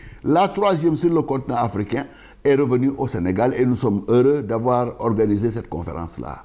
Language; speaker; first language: French; non-native, local second language; Wolof